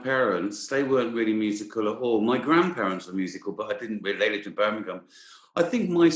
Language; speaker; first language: English; native; English